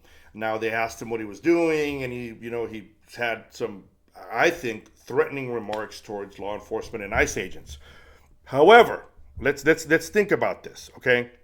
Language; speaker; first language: English; native; English